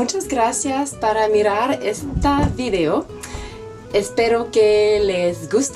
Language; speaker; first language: Spanish; non-native, learner; French